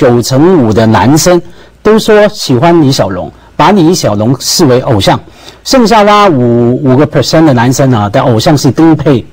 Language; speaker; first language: Chinese; non-native, local second language; Cantonese